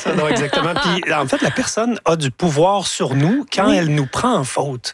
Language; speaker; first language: French; native; French